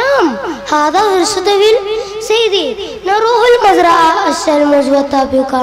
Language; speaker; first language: Arabic; non-native, learner; Malayalam